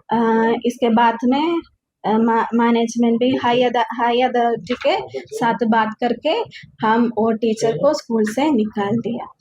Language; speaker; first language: Hindi; non-native, learner; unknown